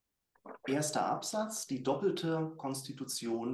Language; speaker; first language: German; native; German